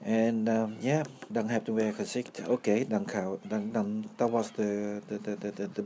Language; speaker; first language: Dutch; early bilingual, other home language; Vietnamese